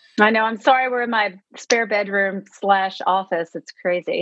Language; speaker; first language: English; native; English